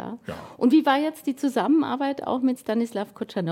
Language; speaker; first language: German; native; German